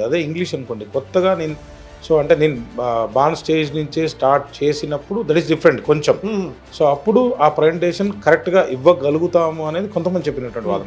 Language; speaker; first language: Telugu; native; Telugu